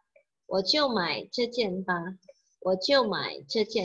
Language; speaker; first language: Chinese; non-native, fluent; Indonesian